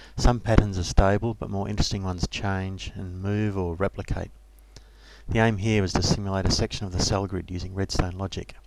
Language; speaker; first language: English; native; English